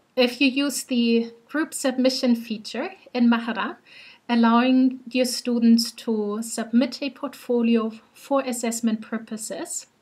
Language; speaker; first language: English; non-native, fluent; German